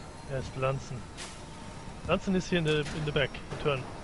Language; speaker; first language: English; non-native, learner; German